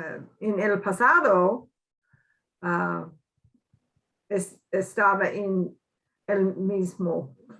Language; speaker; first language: Spanish; non-native, learner; English